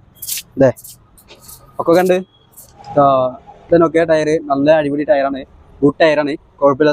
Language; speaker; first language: Malayalam; non-native, local second language; Hindi